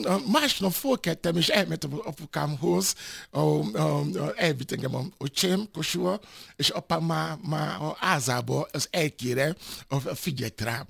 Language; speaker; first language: Hungarian; non-native, fluent; Yoruba